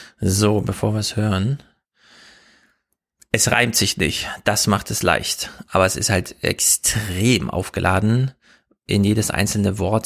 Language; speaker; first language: German; native; German